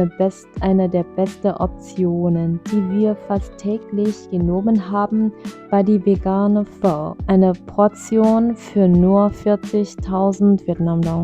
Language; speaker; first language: German; non-native, fluent; Vietnamese